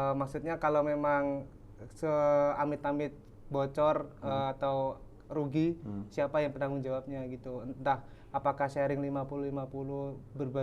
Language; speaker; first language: Indonesian; native; Indonesian